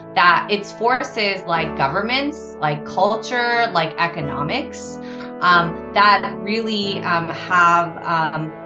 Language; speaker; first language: English; native; English